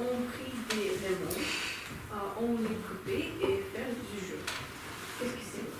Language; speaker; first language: French; non-native, learner; Ukrainian